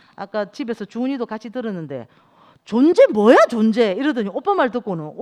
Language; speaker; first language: Korean; native; Korean